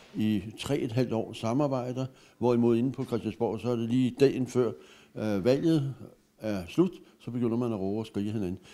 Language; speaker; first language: Danish; native; Danish